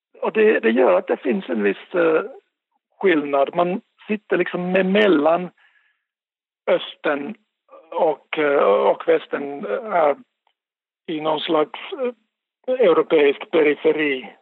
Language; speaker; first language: Swedish; non-native, local second language; Finnish